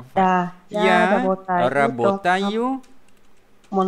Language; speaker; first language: Russian; non-native, learner; Vietnamese